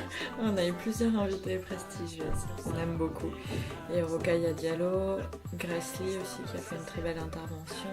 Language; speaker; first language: French; native; French